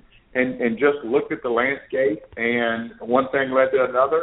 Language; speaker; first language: English; native; English